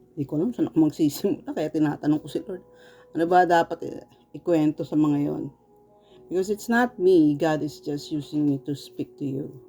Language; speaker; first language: Filipino; native; Filipino